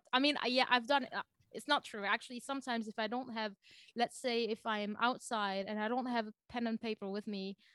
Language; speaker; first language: English; non-native, fluent; French